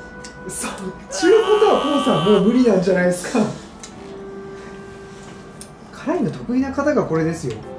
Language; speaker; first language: Japanese; native; Japanese